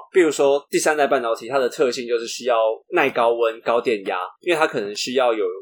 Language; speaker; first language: Chinese; native; Chinese